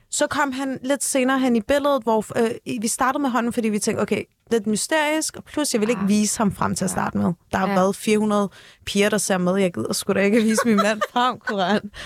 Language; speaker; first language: Danish; early bilingual, other home language; Turkish